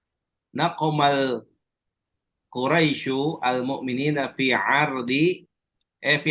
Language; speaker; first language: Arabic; non-native, fluent; Indonesian